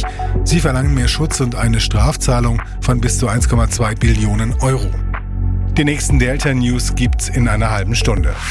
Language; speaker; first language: German; native; German